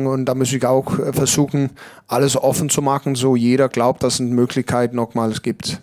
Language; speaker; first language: German; non-native, learner; Danish